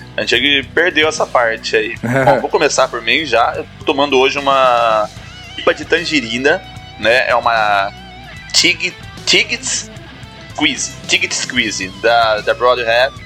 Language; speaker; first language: Portuguese; native; Portuguese